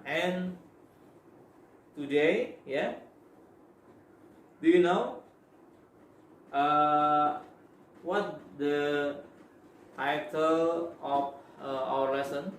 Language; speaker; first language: English; non-native, learner; Indonesian